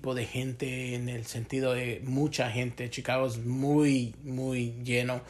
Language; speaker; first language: Spanish; early bilingual, heritage; Spanish